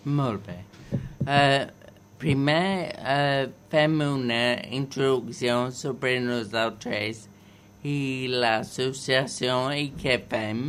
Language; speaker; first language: Catalan; non-native, learner; English